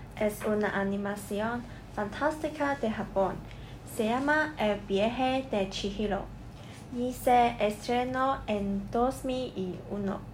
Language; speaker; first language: Spanish; non-native, learner; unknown